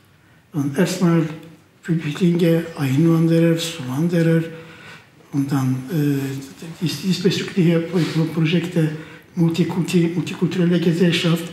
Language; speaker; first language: German; non-native, fluent; Turkish